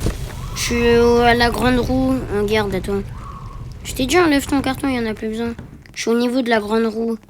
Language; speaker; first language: French; native; French